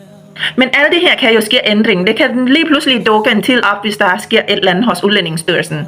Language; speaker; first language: Danish; non-native, fluent; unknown